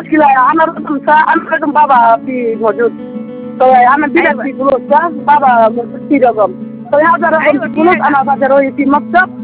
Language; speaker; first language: Arabic; non-native, learner; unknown